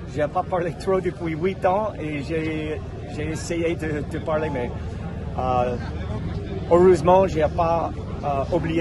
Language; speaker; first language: French; non-native, fluent; English